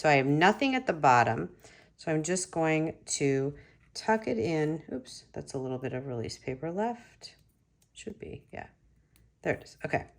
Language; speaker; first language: English; native; English